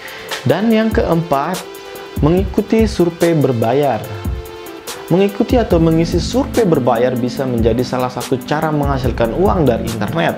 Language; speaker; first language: Indonesian; native; Indonesian